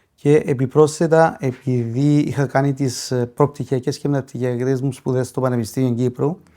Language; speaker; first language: Greek; non-native, local second language; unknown